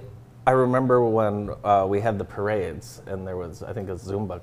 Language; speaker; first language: English; native; English